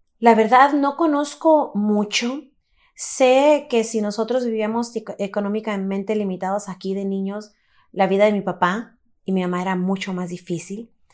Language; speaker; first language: Spanish; early bilingual, heritage; Spanish